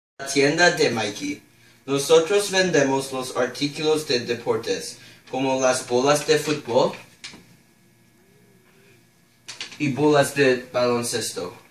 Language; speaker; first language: Spanish; non-native, learner; English